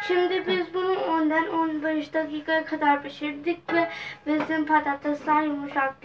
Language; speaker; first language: Turkish; non-native, learner; Urdu